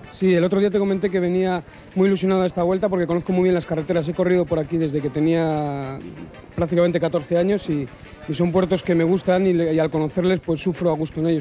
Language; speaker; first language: Spanish; native; Spanish